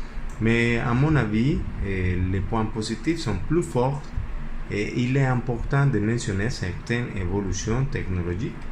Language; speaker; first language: French; non-native, learner; Spanish